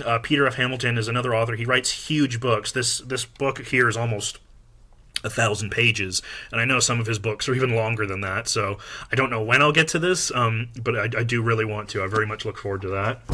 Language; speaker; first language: English; native; English